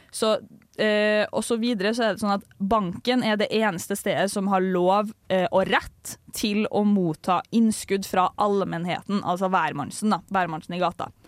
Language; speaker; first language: Norwegian; native; Norwegian